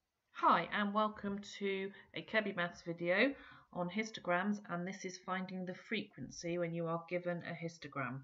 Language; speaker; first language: English; native; English